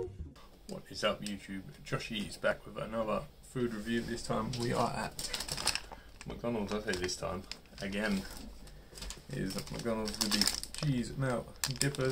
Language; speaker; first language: English; native; English